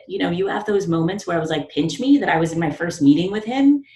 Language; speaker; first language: English; native; English